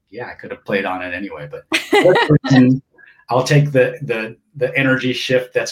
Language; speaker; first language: English; early bilingual, other home language; Japanese